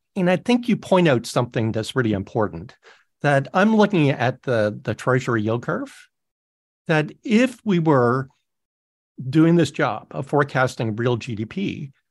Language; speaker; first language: English; native; English